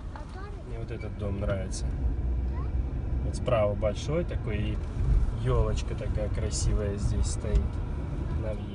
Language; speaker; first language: Russian; native; Russian